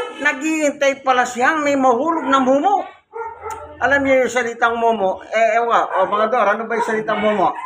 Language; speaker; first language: Filipino; non-native, local second language; Pampanga